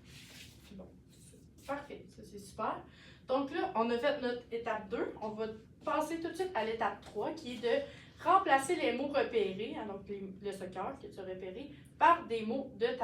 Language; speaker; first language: French; native; French